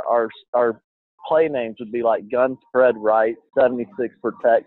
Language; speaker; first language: English; native; English